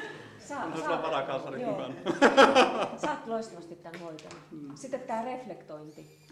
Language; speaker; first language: Finnish; native; Finnish